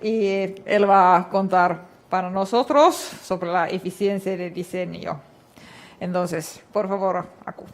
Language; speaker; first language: Spanish; non-native, fluent; Finnish